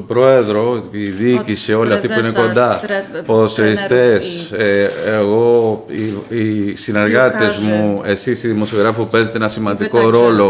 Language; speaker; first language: Greek; non-native, fluent; Spanish